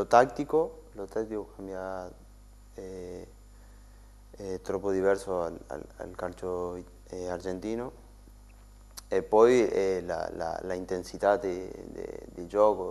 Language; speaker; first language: Italian; non-native, learner; Spanish